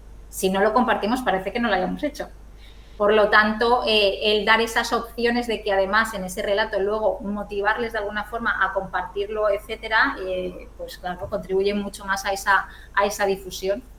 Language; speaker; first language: Spanish; native; Spanish